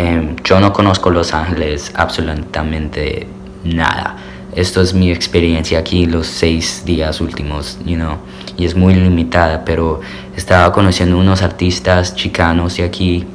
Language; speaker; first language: Spanish; early bilingual, heritage; Spanish